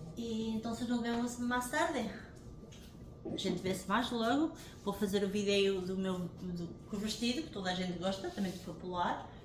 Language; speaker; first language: Portuguese; early bilingual, heritage; English